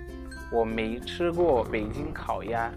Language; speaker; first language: Chinese; non-native, fluent; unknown